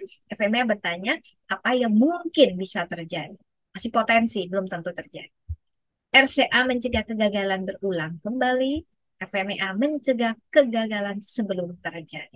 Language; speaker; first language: Indonesian; native; Indonesian